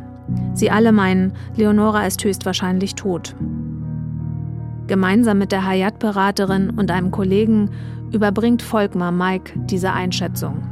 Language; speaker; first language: German; native; German